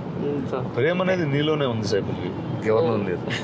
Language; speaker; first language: Telugu; native; Telugu